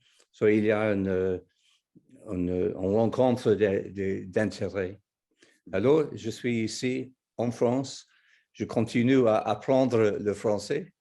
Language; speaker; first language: French; non-native, fluent; English